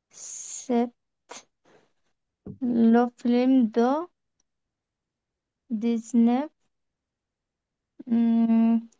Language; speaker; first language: French; non-native, learner; Bangla